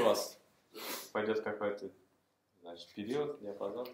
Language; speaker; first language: Russian; native; Russian